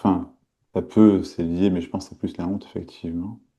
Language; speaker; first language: French; native; French